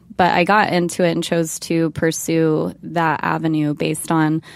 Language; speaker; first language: English; native; English